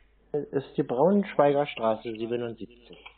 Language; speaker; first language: German; native; German